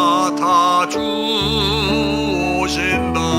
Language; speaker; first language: Korean; native; Korean